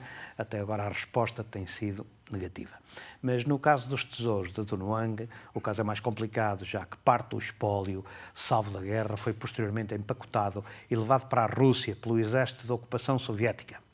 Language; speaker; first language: Portuguese; native; Portuguese